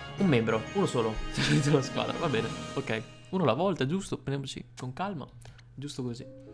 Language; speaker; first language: Italian; native; Italian